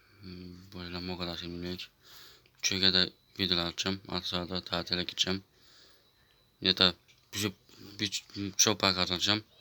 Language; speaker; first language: Turkish; early bilingual, heritage; Turkish